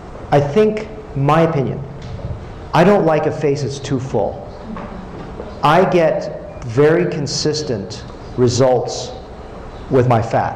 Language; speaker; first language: English; native; English